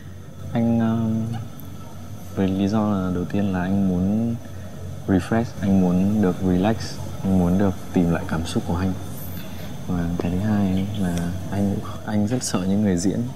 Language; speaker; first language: Vietnamese; native; Vietnamese